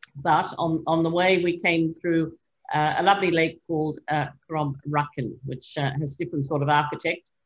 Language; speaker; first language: English; native; English